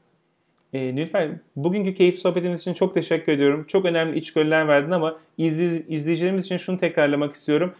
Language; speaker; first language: Turkish; native; Turkish